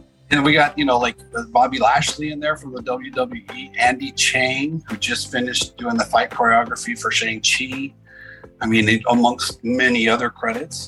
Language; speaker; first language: English; early bilingual, other home language; Spanish